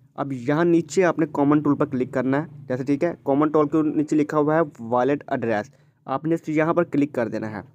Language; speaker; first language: Urdu; native; Urdu